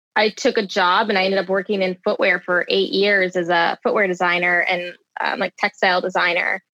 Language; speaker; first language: English; native; English